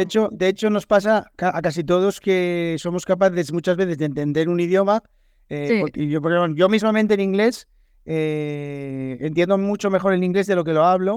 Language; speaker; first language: Spanish; native; Spanish